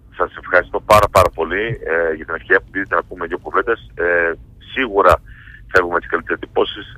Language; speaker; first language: Greek; early bilingual, heritage; Greek